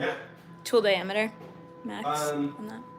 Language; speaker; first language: English; native; English